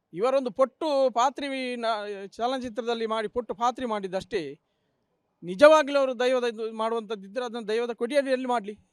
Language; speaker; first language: Kannada; non-native, local second language; Tulu